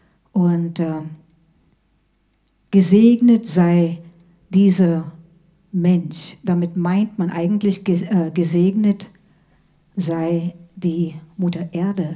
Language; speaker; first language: German; non-native, fluent; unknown